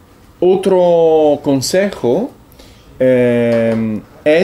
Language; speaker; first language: Spanish; non-native, fluent; Italian